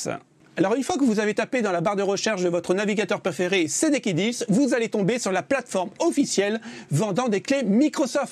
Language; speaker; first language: French; native; French